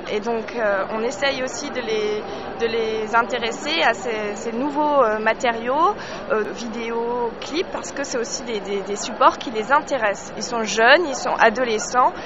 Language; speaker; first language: French; native; French